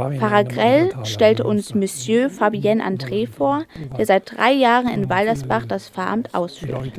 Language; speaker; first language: German; native; German